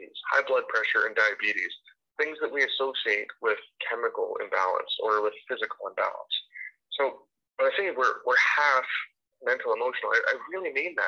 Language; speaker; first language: English; native; English